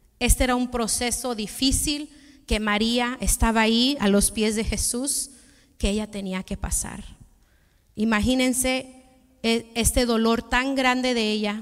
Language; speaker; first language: Spanish; early bilingual, heritage; Spanish